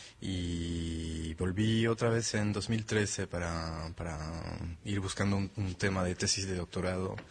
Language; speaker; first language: Spanish; non-native, fluent; French